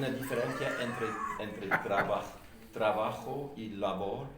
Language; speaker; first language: Spanish; non-native, fluent; English